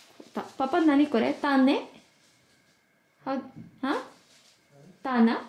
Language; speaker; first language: Japanese; non-native, learner; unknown